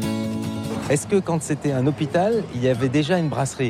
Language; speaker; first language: French; native; French